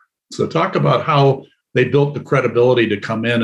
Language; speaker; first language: English; native; English